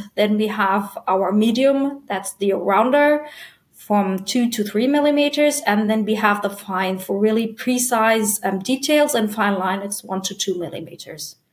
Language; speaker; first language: English; non-native, fluent; German